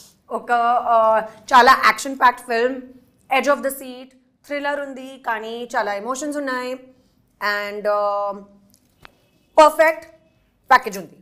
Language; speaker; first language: Telugu; non-native, learner; Hindi